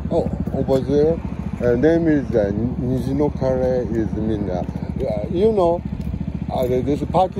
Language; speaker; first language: English; non-native, learner; Japanese